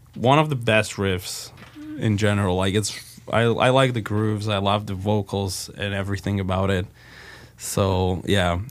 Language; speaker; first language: English; non-native, fluent; Slovak